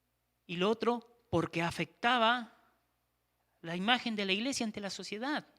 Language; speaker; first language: Spanish; native; Spanish